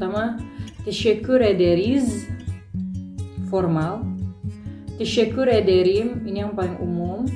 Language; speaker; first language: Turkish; non-native, fluent; Indonesian